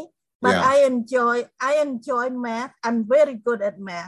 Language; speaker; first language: English; non-native, fluent; Khmer